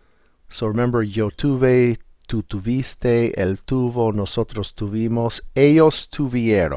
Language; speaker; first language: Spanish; non-native, fluent; English